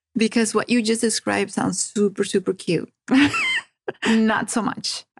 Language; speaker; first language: English; early bilingual, other home language; Spanish